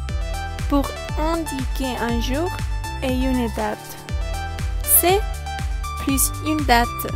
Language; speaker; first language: French; non-native, learner; Spanish